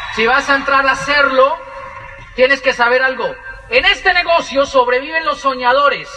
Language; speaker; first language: Spanish; native; Spanish